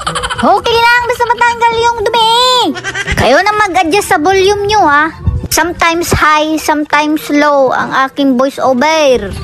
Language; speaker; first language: Filipino; non-native, local second language; Iloko